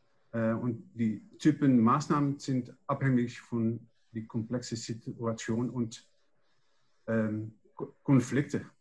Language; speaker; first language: German; non-native, learner; Dutch